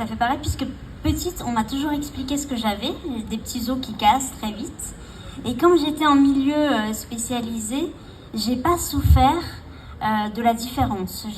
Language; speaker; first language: French; native; French